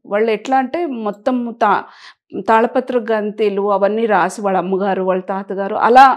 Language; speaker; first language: Telugu; native; Telugu